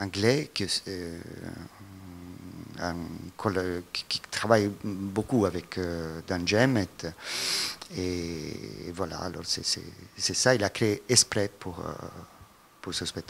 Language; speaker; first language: French; non-native, fluent; Italian